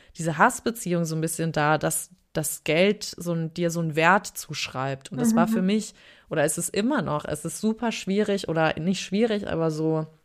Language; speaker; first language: German; native; German